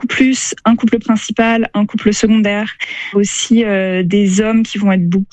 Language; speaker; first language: French; native; French